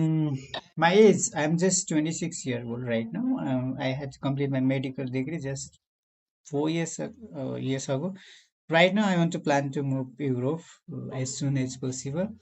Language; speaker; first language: English; non-native, learner; Nepali